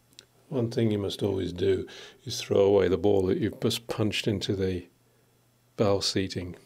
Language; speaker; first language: English; native; English